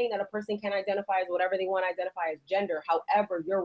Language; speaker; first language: English; early bilingual, other home language; Spanish